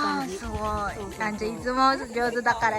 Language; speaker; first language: Japanese; non-native, fluent; Mongolian